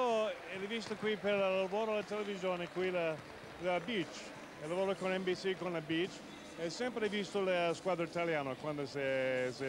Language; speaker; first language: Italian; non-native, learner; English